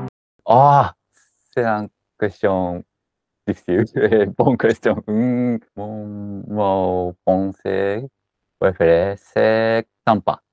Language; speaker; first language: French; non-native, learner; Japanese